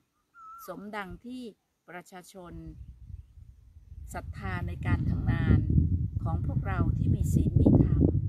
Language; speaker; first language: Thai; native; Thai